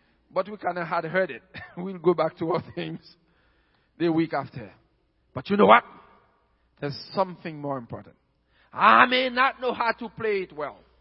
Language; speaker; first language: English; non-native, fluent; Haitian Creole